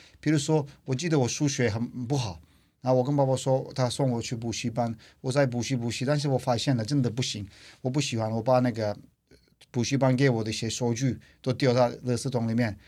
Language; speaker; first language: Chinese; non-native, fluent; Turkish